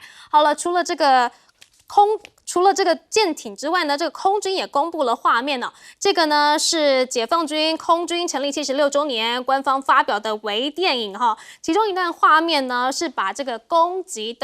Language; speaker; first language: Chinese; native; Chinese